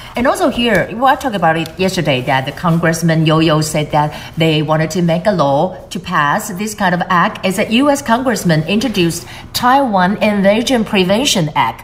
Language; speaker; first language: English; non-native, fluent; Chinese